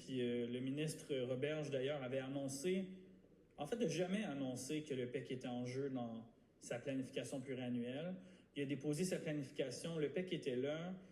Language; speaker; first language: French; native; French